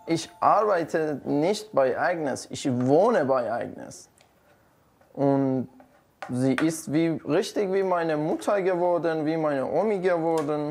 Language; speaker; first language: German; non-native, learner; Persian